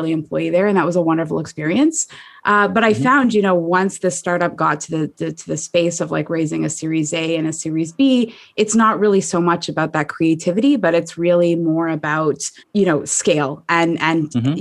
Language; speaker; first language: English; native; English